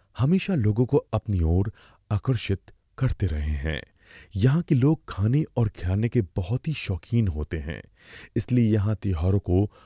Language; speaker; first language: Hindi; native; Hindi